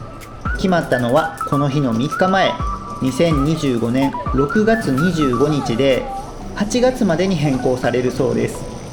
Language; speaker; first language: Japanese; native; Japanese